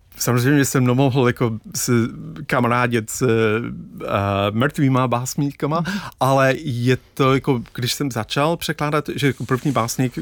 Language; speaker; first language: Czech; non-native, fluent; English